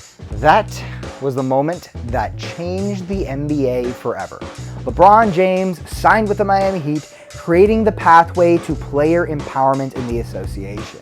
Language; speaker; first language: English; native; English